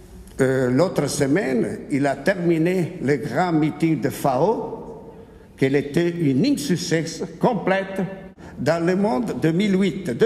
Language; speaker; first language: French; non-native, fluent; Italian